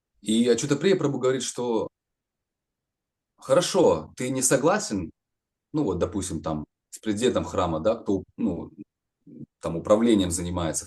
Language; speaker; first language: Russian; native; Russian